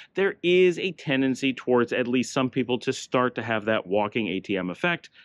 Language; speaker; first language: English; native; English